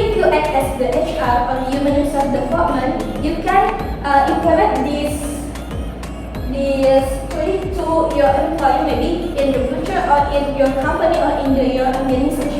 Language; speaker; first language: English; non-native, learner; Indonesian